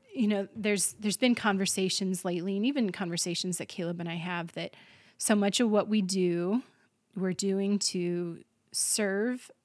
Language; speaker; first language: English; native; English